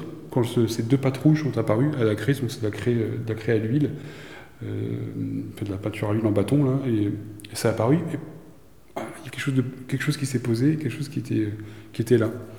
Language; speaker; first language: French; native; French